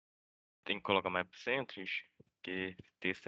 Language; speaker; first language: Portuguese; native; Portuguese